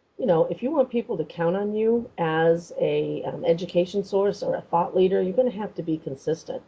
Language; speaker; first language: English; native; English